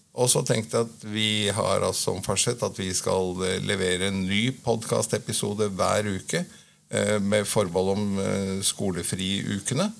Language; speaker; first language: Norwegian; native; Norwegian